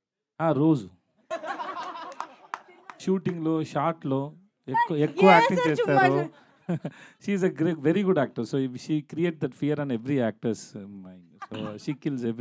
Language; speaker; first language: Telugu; non-native, learner; Tamil